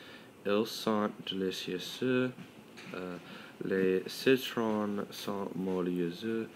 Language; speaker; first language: French; non-native, learner; English